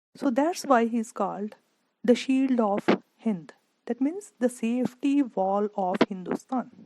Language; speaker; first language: English; non-native, local second language; Punjabi